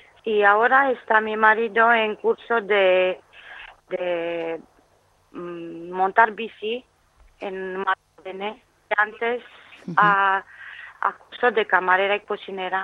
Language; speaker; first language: Spanish; non-native, learner; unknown